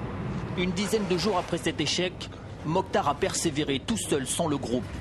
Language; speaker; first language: French; native; French